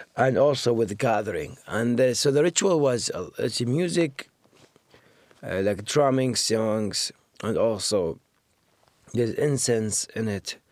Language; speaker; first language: English; non-native, fluent; Arabic